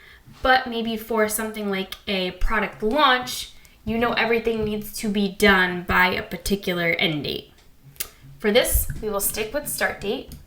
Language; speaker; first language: English; native; English